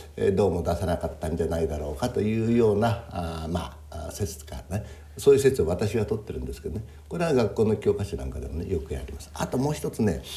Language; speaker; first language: Japanese; native; Japanese